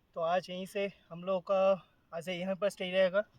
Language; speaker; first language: Hindi; non-native, local second language; Bangla